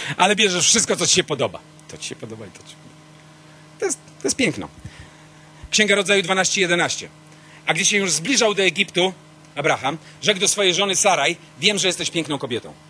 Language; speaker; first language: Polish; native; Polish